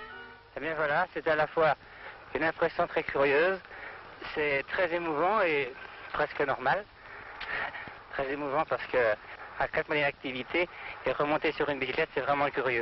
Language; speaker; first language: French; native; French